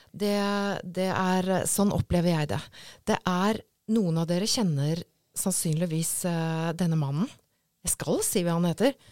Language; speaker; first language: Norwegian; native; Norwegian